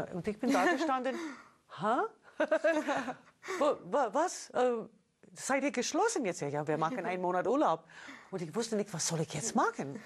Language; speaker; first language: German; non-native, fluent; English